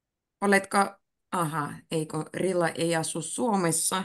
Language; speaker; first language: Finnish; native; Finnish